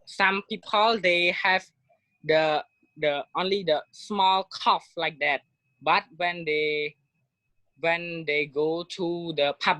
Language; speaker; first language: English; non-native, learner; Khmer